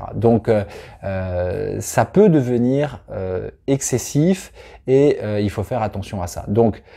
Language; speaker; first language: French; native; French